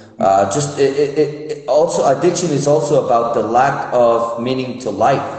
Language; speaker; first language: English; non-native, fluent; Spanish